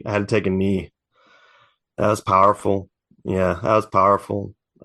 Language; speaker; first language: English; native; English